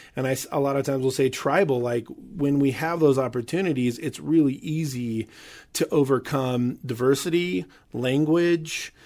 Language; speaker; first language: English; native; English